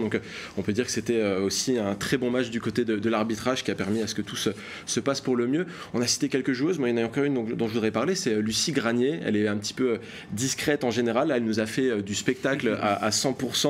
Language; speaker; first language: French; native; French